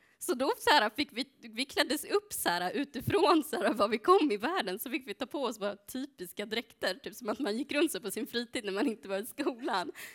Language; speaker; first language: Swedish; early bilingual, other home language; Spanish